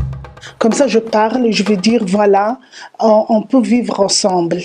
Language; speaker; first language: French; non-native, learner; Arabic